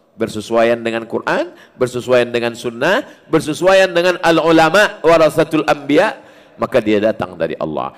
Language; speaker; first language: Malay; native; Malay